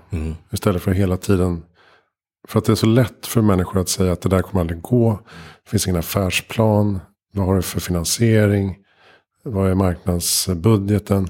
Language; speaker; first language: Swedish; native; Swedish